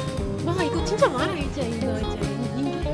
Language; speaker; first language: Korean; non-native, fluent; German